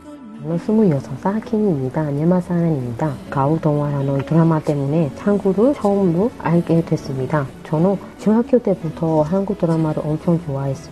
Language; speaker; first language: Korean; non-native, fluent; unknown